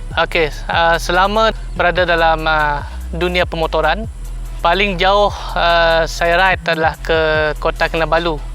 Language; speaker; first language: Malay; non-native, local second language; Iban